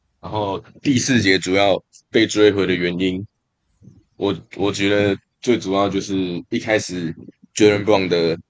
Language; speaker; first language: Chinese; native; Chinese